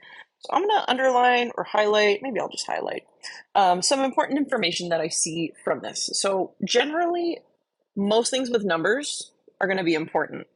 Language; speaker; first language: English; native; English